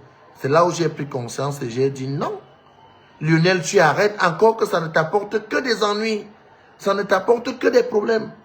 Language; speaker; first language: French; non-native, local second language; Lingala